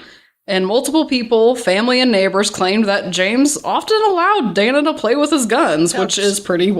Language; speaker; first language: English; native; English